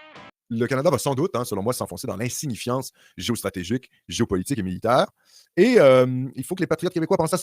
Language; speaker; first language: French; native; French